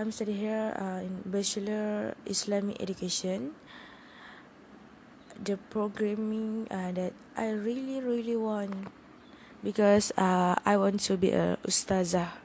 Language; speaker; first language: English; non-native, learner; Malay